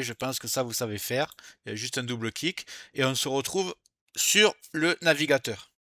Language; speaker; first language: French; native; French